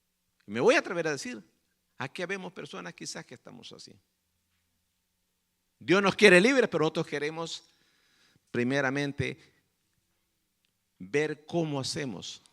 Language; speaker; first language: Spanish; native; Spanish